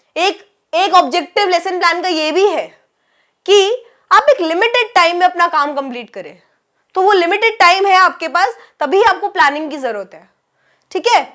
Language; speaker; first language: Hindi; native; Hindi